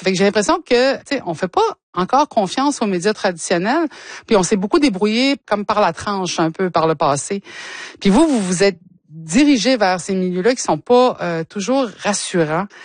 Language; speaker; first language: French; native; French